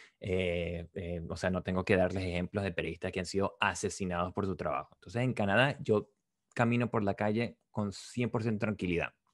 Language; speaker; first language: Spanish; native; Spanish